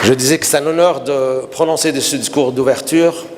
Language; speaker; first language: French; non-native, local second language; Arabic